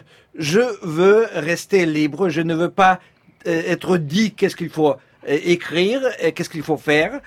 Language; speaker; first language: French; non-native, fluent; Russian